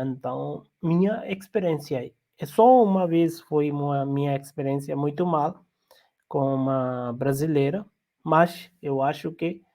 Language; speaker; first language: Portuguese; non-native, learner; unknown